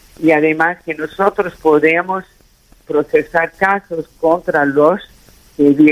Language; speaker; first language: Spanish; early bilingual, heritage; Spanish